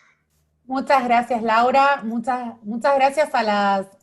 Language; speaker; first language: Spanish; native; Spanish